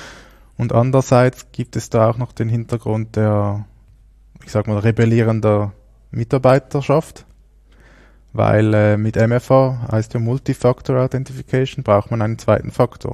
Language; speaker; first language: German; native; German